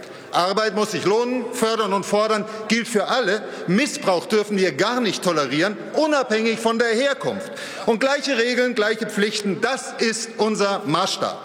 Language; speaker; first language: German; native; German